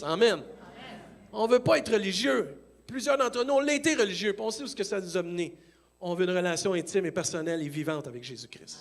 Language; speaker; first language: French; native; French